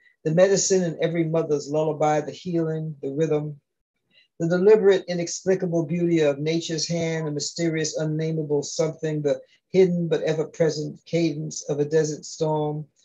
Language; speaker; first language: English; early bilingual, other home language; Spanish